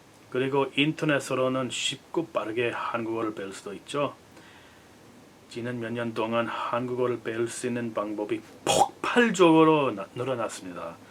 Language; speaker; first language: Korean; non-native, fluent; English